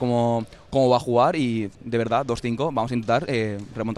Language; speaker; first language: Spanish; native; Spanish